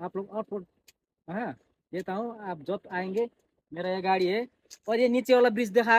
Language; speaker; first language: Hindi; non-native, local second language; Nepali